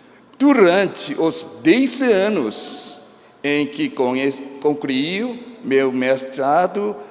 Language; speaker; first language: Portuguese; non-native, fluent; Korean